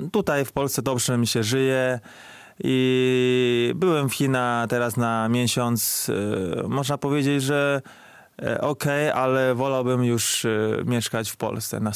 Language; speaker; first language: Polish; non-native, fluent; Chinese